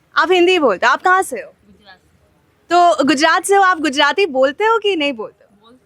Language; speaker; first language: Hindi; non-native, local second language; Bangla